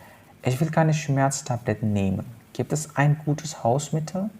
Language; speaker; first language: German; non-native, fluent; Indonesian